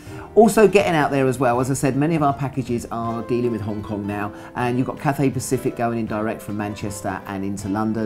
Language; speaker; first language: English; native; English